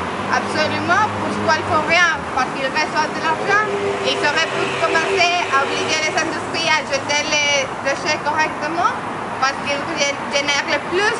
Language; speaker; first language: French; non-native, learner; Spanish